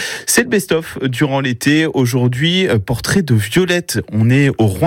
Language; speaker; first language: French; native; French